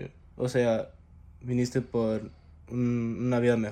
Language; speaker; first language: Spanish; early bilingual, heritage; Spanish